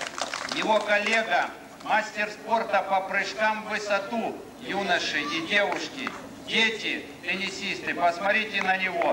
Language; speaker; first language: Russian; native; Russian